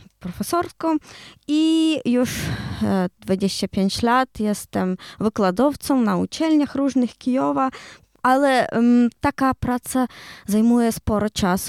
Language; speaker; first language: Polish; non-native, learner; Ukrainian